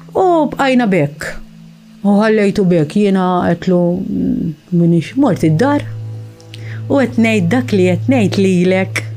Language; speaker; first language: Maltese; early bilingual, heritage; Maltese